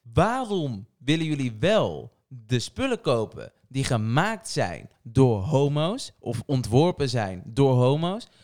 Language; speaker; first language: Dutch; early bilingual, other home language; Portuguese